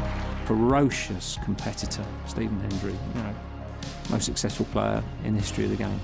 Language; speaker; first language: English; native; English